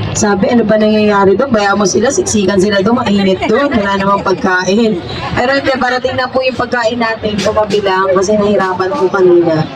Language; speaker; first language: Filipino; native; Filipino